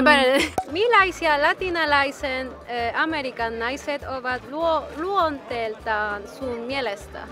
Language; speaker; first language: Finnish; non-native, fluent; Spanish